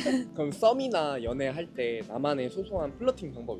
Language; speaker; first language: Korean; native; Korean